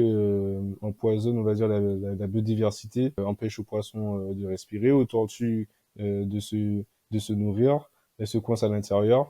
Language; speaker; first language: French; native; French